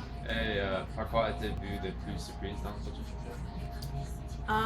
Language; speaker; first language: French; non-native, learner; English